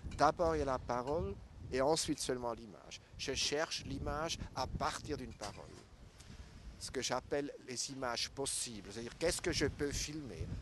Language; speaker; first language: French; non-native, local second language; German